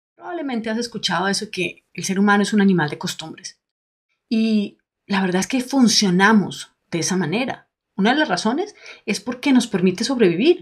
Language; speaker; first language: Spanish; native; Spanish